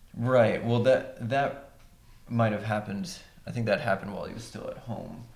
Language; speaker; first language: English; native; English